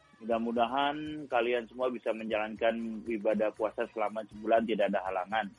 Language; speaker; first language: Indonesian; native; Indonesian